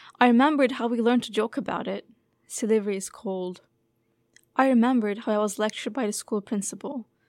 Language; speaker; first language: English; non-native, fluent; Turkish